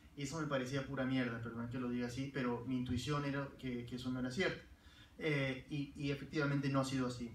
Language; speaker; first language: Spanish; early bilingual, heritage; Spanish